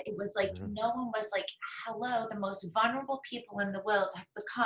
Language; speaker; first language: English; native; English